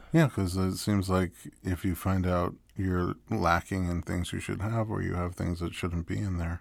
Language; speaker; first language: English; native; English